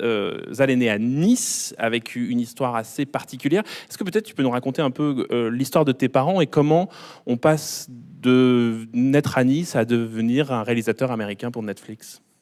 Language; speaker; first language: French; native; French